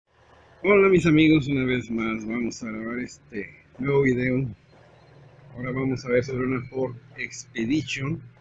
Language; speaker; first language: Spanish; native; Spanish